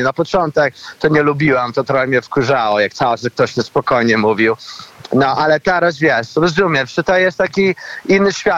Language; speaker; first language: Polish; early bilingual, heritage; Polish